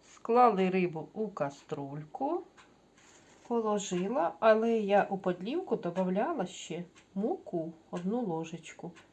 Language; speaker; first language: Ukrainian; native; Ukrainian